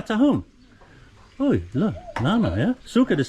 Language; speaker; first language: Indonesian; non-native, learner; English